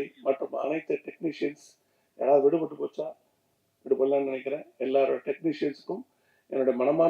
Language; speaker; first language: Tamil; native; Tamil